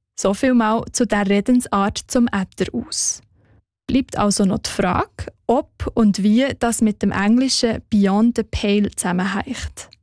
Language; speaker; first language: German; native; German